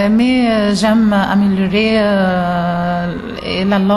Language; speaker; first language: French; non-native, learner; Arabic